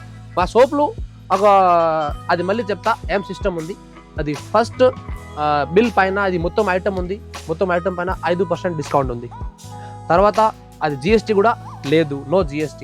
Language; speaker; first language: Telugu; non-native, local second language; Urdu